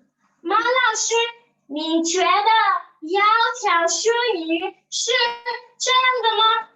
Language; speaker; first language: Chinese; non-native, learner; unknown